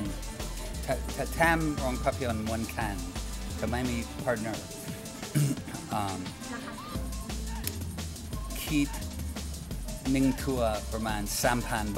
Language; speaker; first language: Thai; non-native, learner; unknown